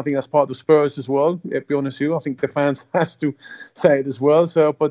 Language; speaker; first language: English; non-native, fluent; German